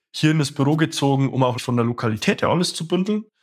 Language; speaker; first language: German; native; German